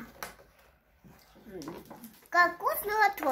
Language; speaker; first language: Russian; early bilingual, heritage; Russian